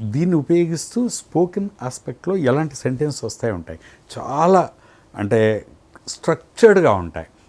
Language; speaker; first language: Telugu; native; Telugu